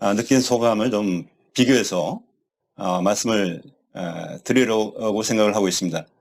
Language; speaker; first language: Korean; native; Korean